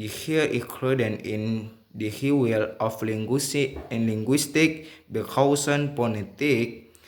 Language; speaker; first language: English; non-native, learner; Indonesian